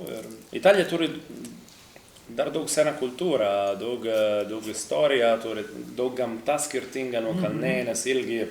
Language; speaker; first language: Lithuanian; non-native, learner; Italian